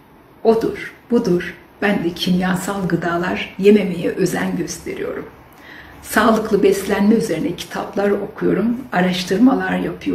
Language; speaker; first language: Turkish; native; Turkish